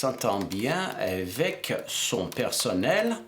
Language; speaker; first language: French; non-native, fluent; English